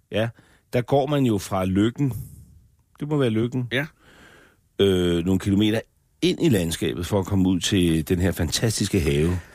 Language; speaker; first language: Danish; native; Danish